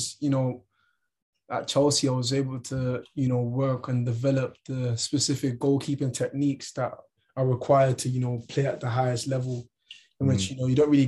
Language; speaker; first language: English; native; English